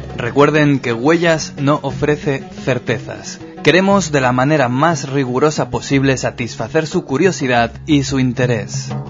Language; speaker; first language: Spanish; native; Spanish